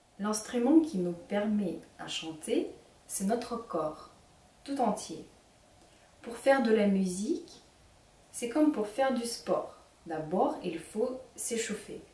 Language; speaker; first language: French; non-native, fluent; Ukrainian